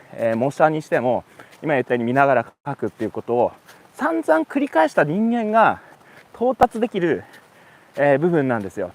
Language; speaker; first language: Japanese; native; Japanese